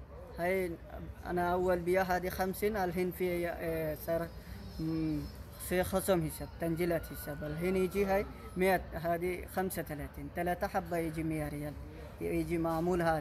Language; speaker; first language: Arabic; non-native, learner; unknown